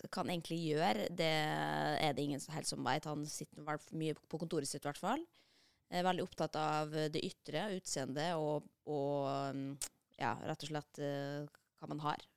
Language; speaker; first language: Norwegian; native; Norwegian